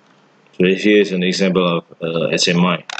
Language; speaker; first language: English; non-native, fluent; Indonesian